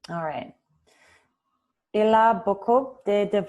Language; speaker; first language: French; non-native, learner; English